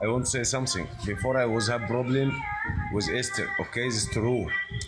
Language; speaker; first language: English; non-native, learner; Arabic